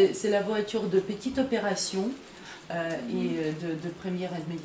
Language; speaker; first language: French; non-native, fluent; Ukrainian